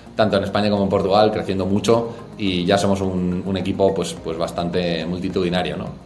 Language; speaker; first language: Spanish; native; Spanish